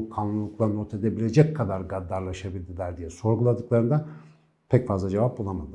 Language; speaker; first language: Turkish; native; Turkish